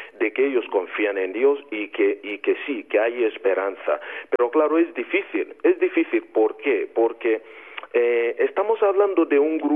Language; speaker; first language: Spanish; non-native, fluent; Igbo